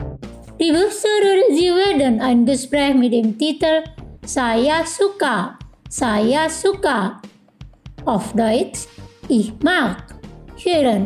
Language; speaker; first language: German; non-native, fluent; Indonesian